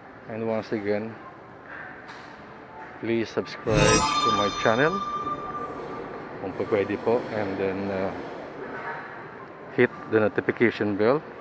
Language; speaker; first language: English; non-native, local second language; Filipino